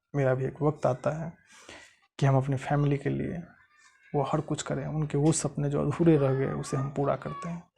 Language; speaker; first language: Hindi; non-native, local second language; Maithili